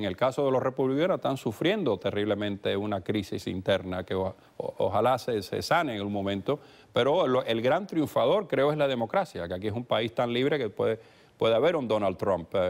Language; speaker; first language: Spanish; early bilingual, heritage; Spanish